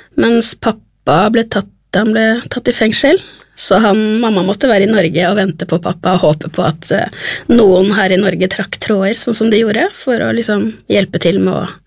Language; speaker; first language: Norwegian; early bilingual, other home language; Spanish